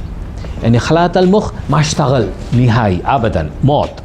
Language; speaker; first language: Arabic; non-native, learner; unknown